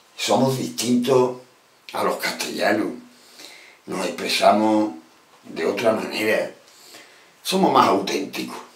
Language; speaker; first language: Spanish; native; Spanish